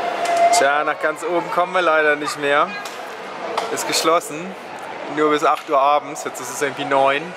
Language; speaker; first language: German; native; German